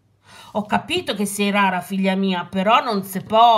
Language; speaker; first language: Italian; native; Italian